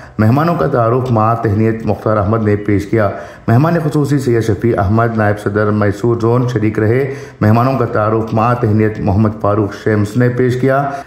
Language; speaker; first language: Urdu; native; Urdu